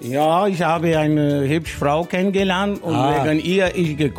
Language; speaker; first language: German; non-native, learner; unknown